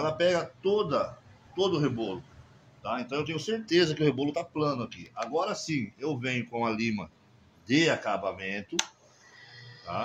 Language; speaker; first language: Portuguese; native; Portuguese